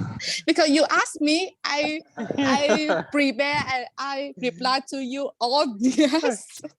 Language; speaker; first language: English; non-native, learner; Vietnamese